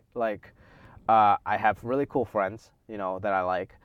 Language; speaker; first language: English; non-native, local second language; Cantonese